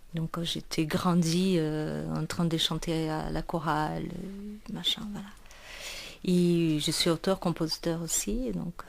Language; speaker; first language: French; non-native, fluent; Portuguese